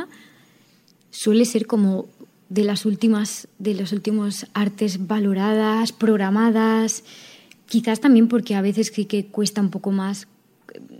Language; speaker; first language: Spanish; native; Spanish